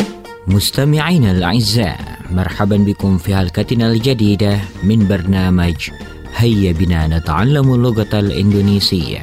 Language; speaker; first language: Arabic; non-native, fluent; Indonesian